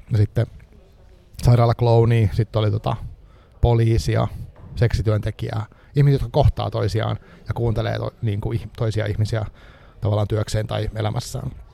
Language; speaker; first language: Finnish; native; Finnish